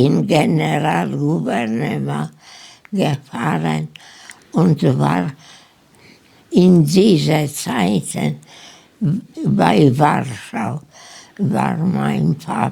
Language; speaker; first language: German; non-native, learner; Polish